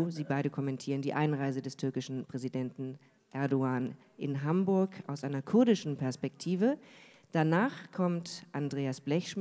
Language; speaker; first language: German; native; German